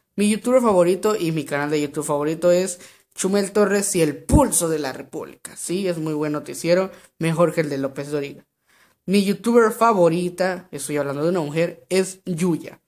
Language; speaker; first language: Spanish; native; Spanish